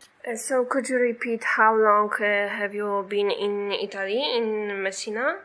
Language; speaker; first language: English; non-native, fluent; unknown